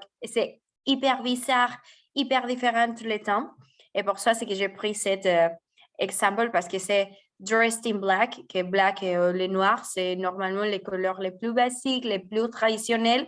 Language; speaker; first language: French; non-native, fluent; Spanish